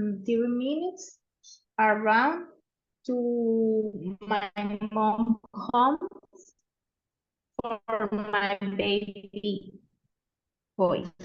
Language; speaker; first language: English; non-native, learner; Spanish